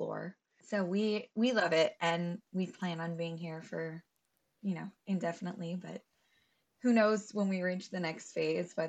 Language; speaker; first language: English; native; English